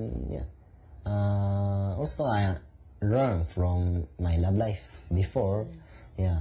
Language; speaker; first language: English; non-native, learner; Japanese